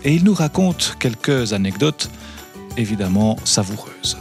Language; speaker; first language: French; native; French